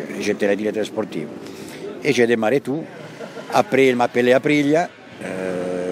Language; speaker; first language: French; non-native, fluent; Italian